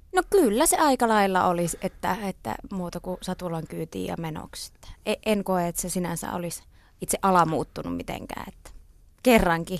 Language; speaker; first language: Finnish; non-native, local second language; Swedish